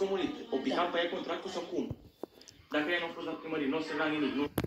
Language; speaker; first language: Romanian; native; Romanian